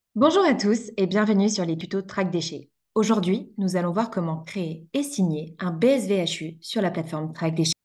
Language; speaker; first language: French; native; French